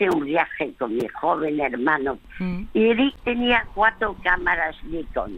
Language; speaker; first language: Spanish; early bilingual, other home language; French